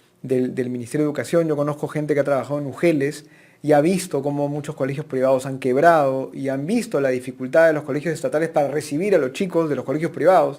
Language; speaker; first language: Spanish; native; Spanish